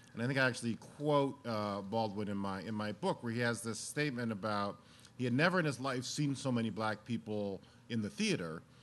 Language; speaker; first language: English; native; English